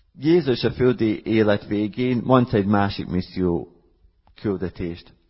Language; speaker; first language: Hungarian; non-native, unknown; English